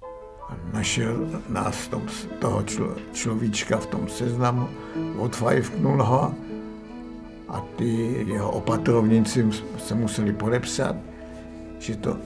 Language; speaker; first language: Czech; native; Czech